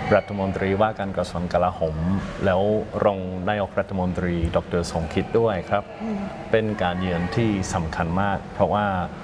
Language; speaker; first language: Thai; non-native, fluent; English